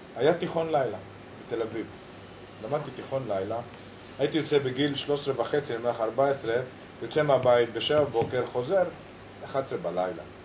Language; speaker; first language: Hebrew; early bilingual, other home language; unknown